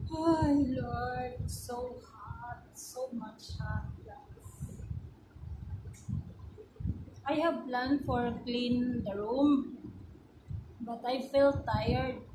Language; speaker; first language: English; non-native, learner; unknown